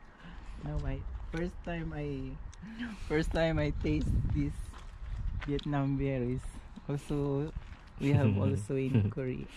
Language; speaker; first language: English; non-native, learner; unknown